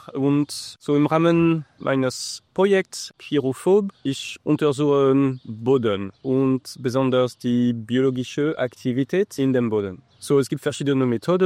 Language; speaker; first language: German; non-native, learner; English